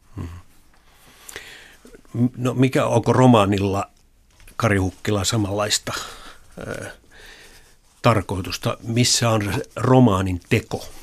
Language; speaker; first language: Finnish; native; Finnish